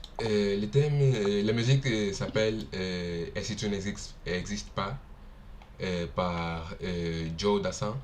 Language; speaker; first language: French; non-native, learner; Portuguese